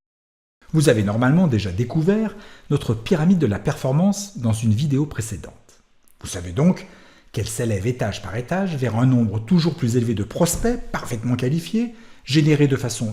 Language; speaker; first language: French; native; French